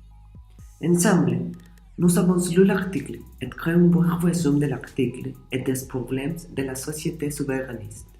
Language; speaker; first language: French; non-native, learner; Spanish